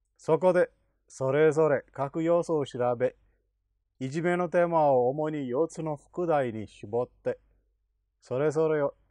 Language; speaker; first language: Japanese; non-native, fluent; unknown